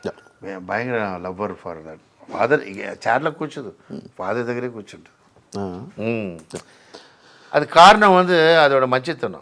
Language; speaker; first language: Telugu; non-native, learner; Tamil